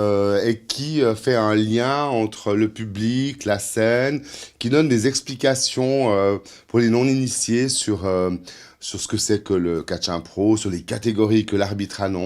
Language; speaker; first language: French; native; French